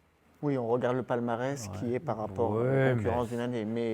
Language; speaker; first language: French; native; French